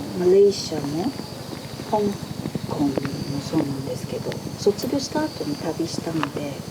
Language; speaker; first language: Japanese; non-native, fluent; Chinese